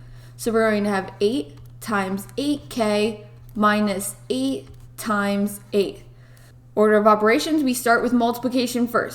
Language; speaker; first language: English; native; English